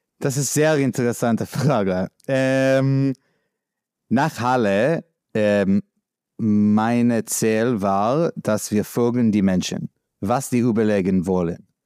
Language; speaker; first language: German; non-native, learner; English